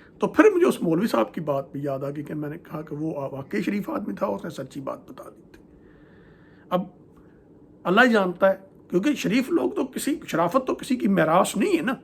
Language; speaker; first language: Urdu; non-native, local second language; Punjabi